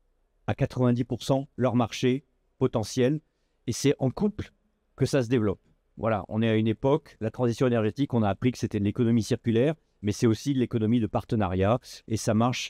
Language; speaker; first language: French; native; French